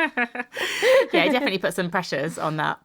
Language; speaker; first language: English; native; English